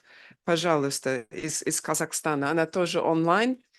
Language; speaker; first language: Russian; non-native, fluent; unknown